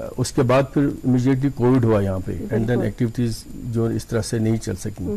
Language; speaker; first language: Urdu; non-native, local second language; Kashmiri